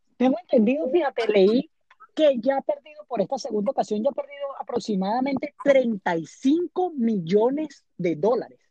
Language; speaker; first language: Spanish; native; Spanish